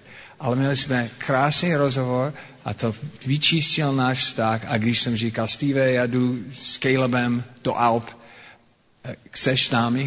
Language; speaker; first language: Czech; non-native, fluent; English